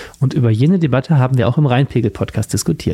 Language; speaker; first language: German; native; German